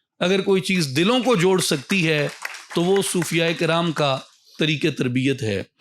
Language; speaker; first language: Urdu; non-native, local second language; Punjabi